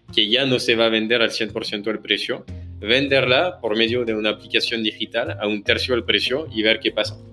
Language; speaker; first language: Spanish; non-native, fluent; French